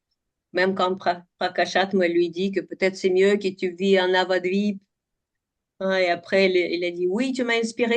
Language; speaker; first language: French; non-native, fluent; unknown